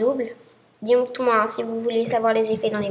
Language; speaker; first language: French; native; French